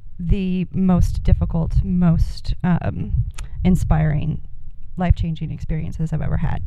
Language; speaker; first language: English; native; English